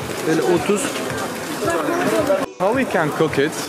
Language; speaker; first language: English; non-native, learner; Turkish